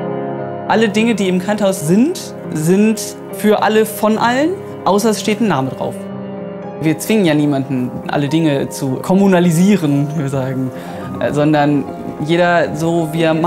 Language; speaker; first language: German; native; German